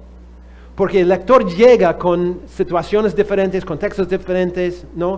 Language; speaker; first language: Spanish; non-native, fluent; English